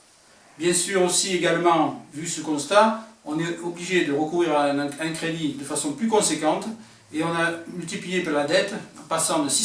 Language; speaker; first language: French; native; French